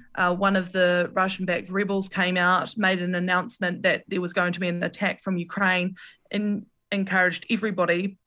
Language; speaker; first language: English; native; English